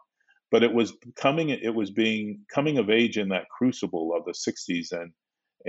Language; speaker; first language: English; native; English